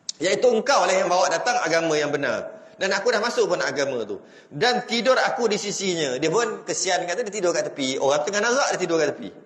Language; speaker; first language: Malay; native; Malay